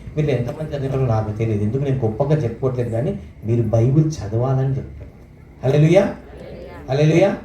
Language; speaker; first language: Telugu; non-native, local second language; Marathi